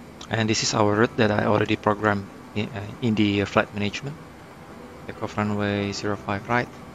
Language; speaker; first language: English; non-native, fluent; Indonesian